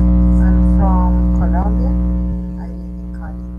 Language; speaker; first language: English; non-native, learner; Spanish